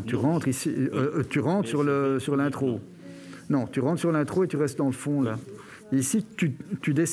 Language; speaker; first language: French; native; French